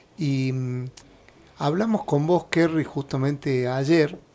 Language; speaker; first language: Spanish; native; Spanish